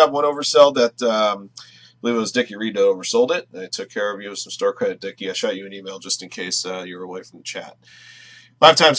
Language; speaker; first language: English; native; English